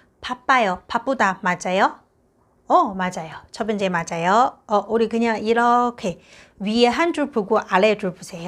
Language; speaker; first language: Korean; non-native, fluent; Chinese